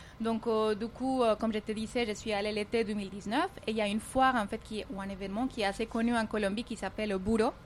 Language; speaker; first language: French; non-native, fluent; Spanish